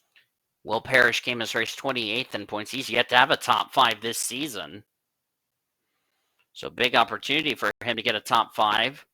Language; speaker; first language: English; native; English